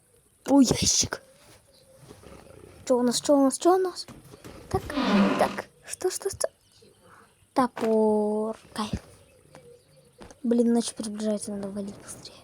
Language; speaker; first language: Russian; native; Russian